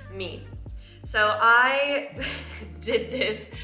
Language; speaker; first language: English; native; English